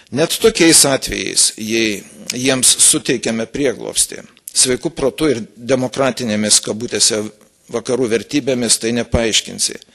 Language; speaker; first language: Lithuanian; native; Lithuanian